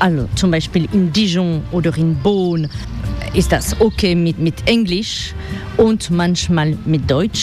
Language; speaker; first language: German; non-native, fluent; French